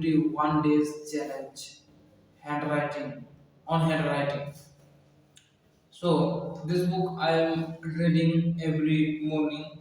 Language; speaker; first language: English; non-native, learner; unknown